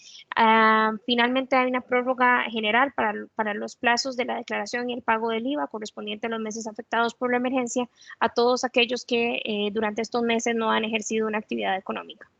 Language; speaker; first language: Spanish; native; Spanish